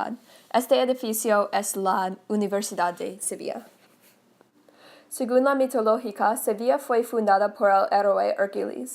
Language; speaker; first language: Spanish; non-native, learner; English